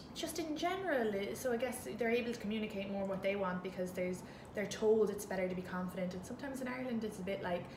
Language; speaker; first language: English; native; English